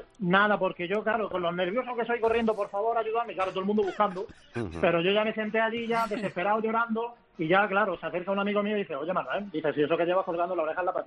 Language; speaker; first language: Spanish; native; Spanish